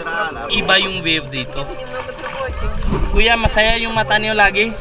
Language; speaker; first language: Filipino; non-native, learner; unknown